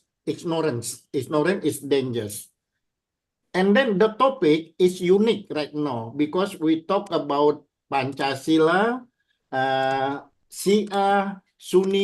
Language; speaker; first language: English; non-native, learner; Indonesian